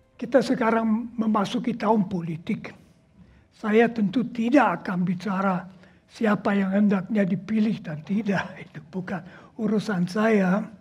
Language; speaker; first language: Indonesian; non-native, fluent; German